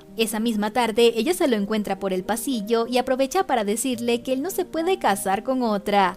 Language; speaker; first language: Spanish; native; Spanish